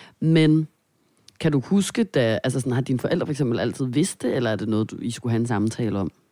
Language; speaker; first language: Danish; native; Danish